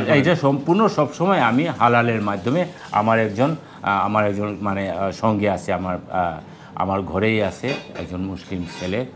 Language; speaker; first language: Bangla; non-native, local second language; Manipuri